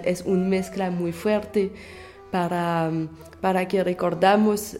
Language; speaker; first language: Spanish; non-native, fluent; French